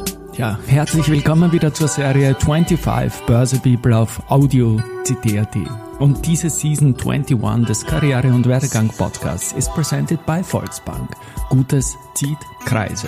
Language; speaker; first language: German; native; German